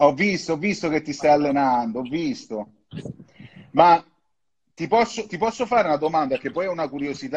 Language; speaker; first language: Italian; native; Italian